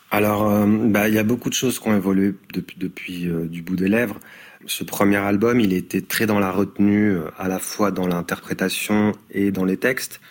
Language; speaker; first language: French; native; French